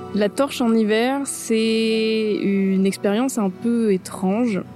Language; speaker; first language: French; native; French